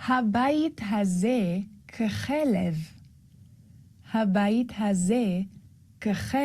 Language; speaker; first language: Hebrew; non-native, learner; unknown